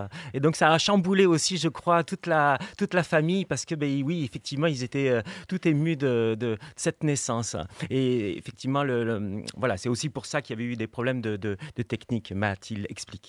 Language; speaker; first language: French; native; French